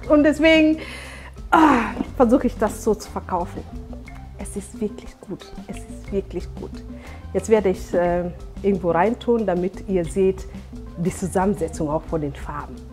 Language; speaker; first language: German; non-native, fluent; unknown